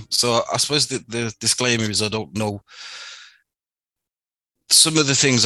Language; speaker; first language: English; native; English